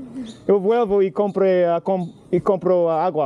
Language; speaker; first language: Spanish; non-native, learner; English